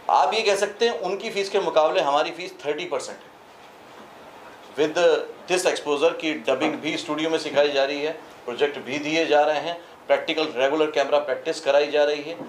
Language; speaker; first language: Hindi; native; Hindi